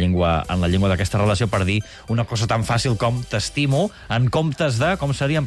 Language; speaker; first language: Catalan; native; Catalan